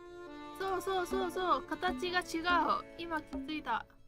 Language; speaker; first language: Japanese; non-native, learner; Chinese